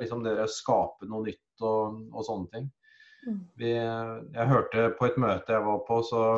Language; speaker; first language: Norwegian; native; Norwegian